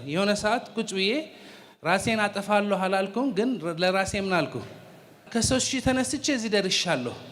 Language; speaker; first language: Amharic; non-native, fluent; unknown